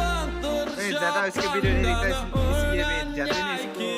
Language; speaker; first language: Hindi; non-native, local second language; Khasi